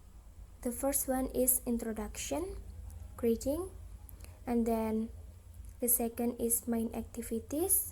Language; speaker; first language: English; non-native, learner; Indonesian